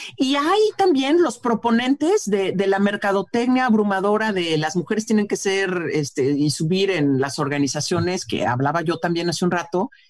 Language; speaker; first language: Spanish; native; Spanish